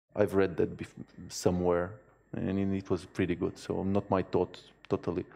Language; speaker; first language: English; non-native, fluent; Bulgarian